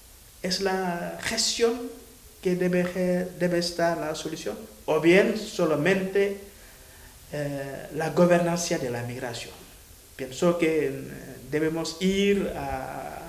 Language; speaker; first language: Spanish; non-native, fluent; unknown